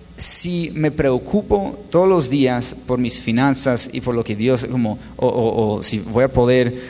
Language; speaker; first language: Spanish; non-native, fluent; English